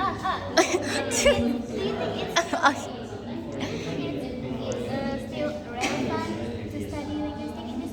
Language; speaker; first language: English; non-native, learner; Indonesian